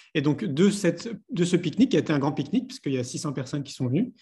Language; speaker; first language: French; native; French